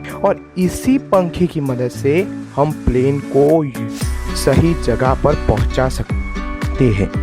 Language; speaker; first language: Hindi; non-native, local second language; Gujarati